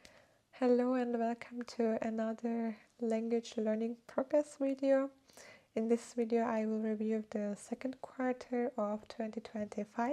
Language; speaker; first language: English; non-native, fluent; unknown